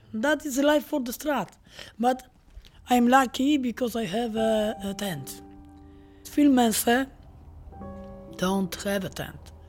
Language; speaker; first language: English; non-native, learner; Polish